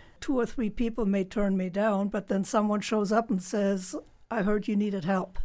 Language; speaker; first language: English; non-native, fluent; German